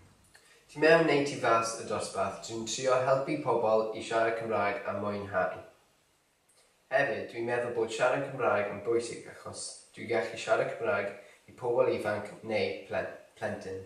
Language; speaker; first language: Welsh; non-native, local second language; English